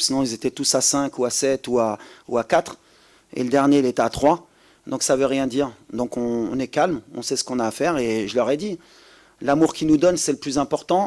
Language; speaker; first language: French; native; French